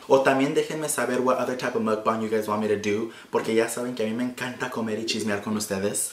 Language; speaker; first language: Spanish; early bilingual, heritage; Spanish